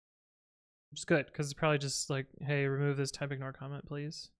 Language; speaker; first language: English; native; English